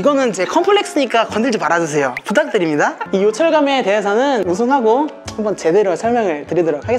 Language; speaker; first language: Korean; native; Korean